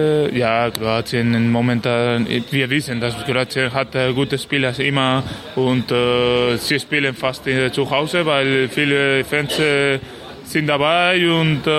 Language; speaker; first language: German; non-native, learner; Spanish